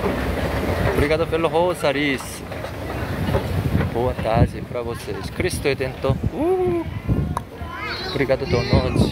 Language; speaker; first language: Portuguese; non-native, learner; Korean